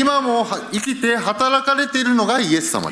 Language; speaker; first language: Japanese; early bilingual, heritage; Japanese